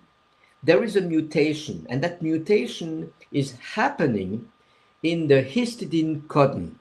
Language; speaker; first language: English; non-native, fluent; French